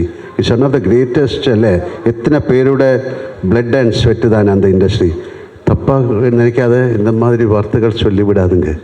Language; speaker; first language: Tamil; non-native, learner; Malayalam